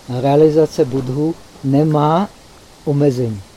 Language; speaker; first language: Czech; native; Czech